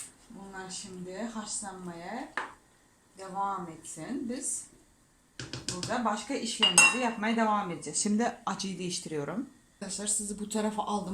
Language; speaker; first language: Turkish; non-native, fluent; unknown